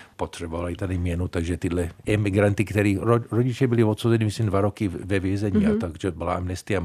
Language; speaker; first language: Czech; early bilingual, heritage; Czech